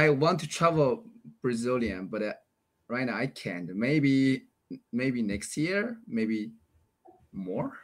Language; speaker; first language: English; non-native, learner; Chinese